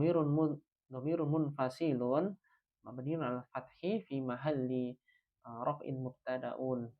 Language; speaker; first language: Arabic; non-native, fluent; Indonesian